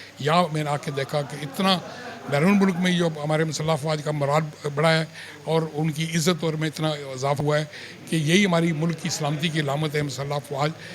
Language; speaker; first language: Urdu; non-native, local second language; Punjabi